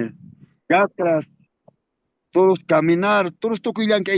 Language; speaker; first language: Spanish; non-native, local second language; Quechua